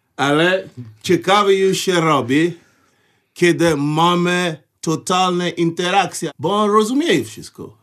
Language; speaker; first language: Polish; non-native, fluent; Portuguese